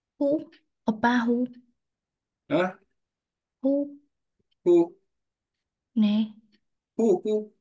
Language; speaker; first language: Korean; non-native, learner; Vietnamese